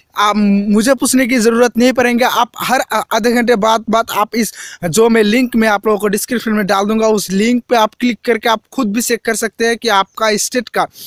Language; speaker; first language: Hindi; non-native, local second language; Assamese